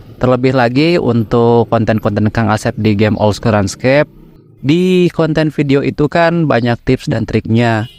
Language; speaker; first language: Indonesian; native; Indonesian